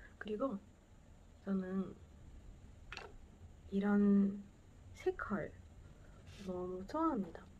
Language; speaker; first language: Korean; non-native, learner; Portuguese